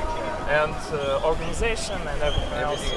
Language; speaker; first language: English; non-native, learner; Russian